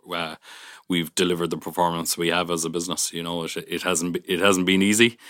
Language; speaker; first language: English; native; English